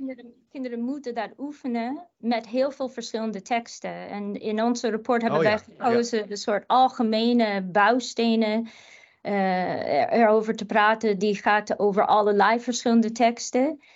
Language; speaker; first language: Dutch; non-native, fluent; English